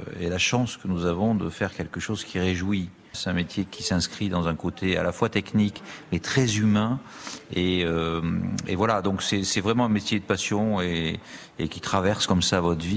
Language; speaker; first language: French; native; French